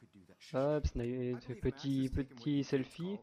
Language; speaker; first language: French; native; French